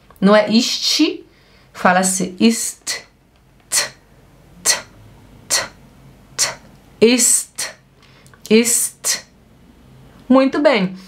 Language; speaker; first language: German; non-native, fluent; Portuguese